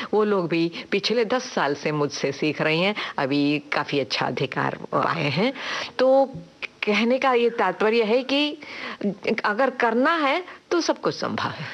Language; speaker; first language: Hindi; non-native, local second language; Tamil